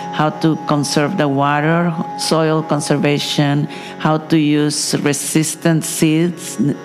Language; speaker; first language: English; non-native, fluent; Spanish